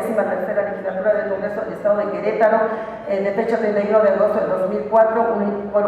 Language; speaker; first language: Spanish; native; Spanish